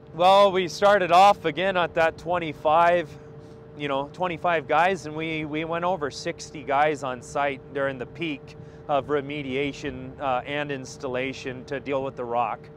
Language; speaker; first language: English; native; English